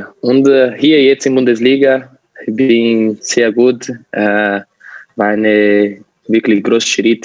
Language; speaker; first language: German; non-native, learner; Portuguese